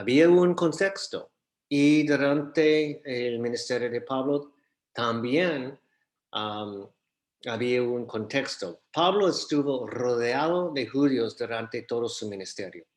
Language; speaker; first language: Spanish; non-native, fluent; English